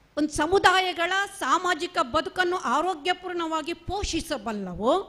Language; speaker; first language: Kannada; non-native, local second language; Marathi